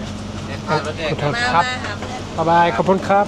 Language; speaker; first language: Thai; non-native, learner; French